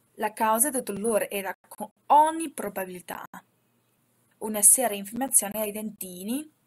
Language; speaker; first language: Italian; non-native, fluent; Chinese